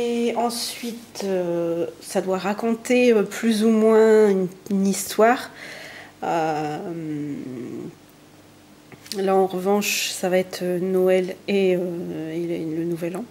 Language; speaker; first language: French; native; French